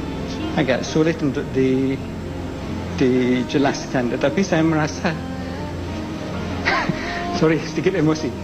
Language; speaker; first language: Indonesian; non-native, fluent; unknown